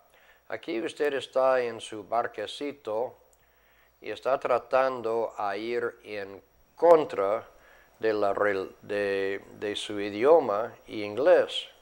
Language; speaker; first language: Spanish; non-native, fluent; English